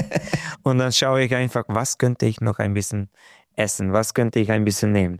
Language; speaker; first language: German; non-native, local second language; Hungarian